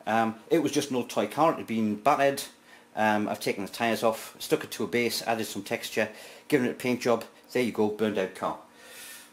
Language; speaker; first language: English; native; English